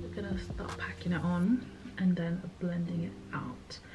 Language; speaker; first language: English; native; English